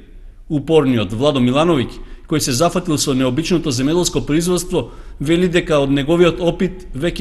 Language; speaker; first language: Macedonian; native; Macedonian